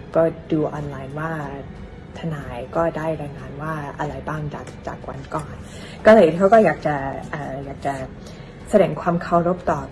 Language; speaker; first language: Thai; non-native, fluent; English